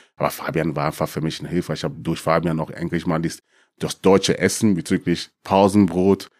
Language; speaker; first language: German; early bilingual, other home language; Akan